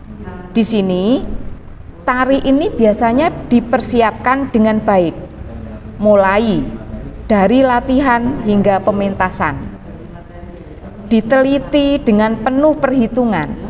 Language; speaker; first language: Malay; native; Malay